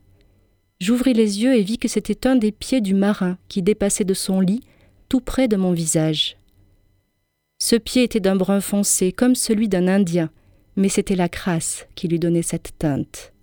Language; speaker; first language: French; native; French